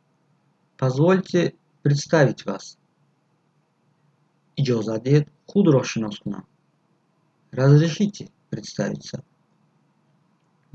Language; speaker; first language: Russian; non-native, fluent; Tajik